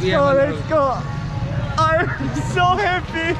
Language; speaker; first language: English; non-native, learner; Turkish